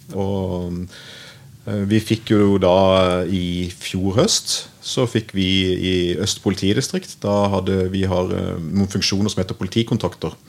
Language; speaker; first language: Norwegian; native; Norwegian